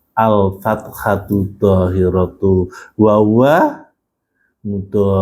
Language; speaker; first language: Arabic; non-native, fluent; Indonesian